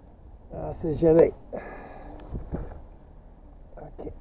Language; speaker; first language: French; non-native, local second language; English